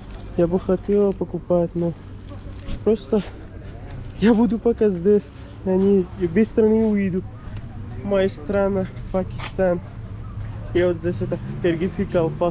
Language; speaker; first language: Russian; non-native, learner; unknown